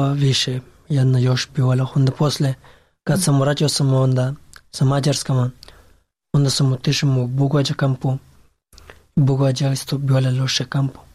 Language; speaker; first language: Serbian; non-native, learner; Pashto